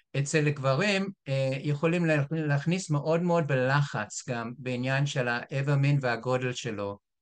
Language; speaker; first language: Hebrew; non-native, fluent; English